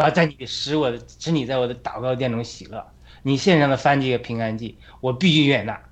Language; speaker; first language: Chinese; native; Chinese